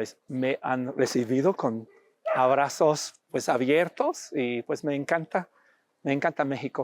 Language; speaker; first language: Spanish; non-native, fluent; English